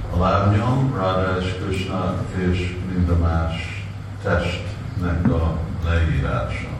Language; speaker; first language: Hungarian; non-native, learner; Russian